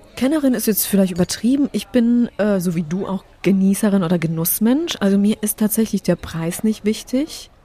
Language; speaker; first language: German; early bilingual, other home language; Polish